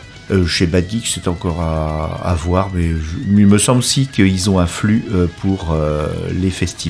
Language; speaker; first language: French; native; French